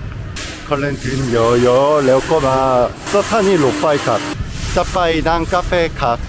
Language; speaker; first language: Thai; non-native, learner; Korean